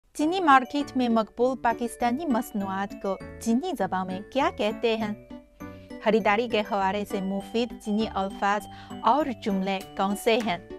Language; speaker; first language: Urdu; non-native, fluent; Chinese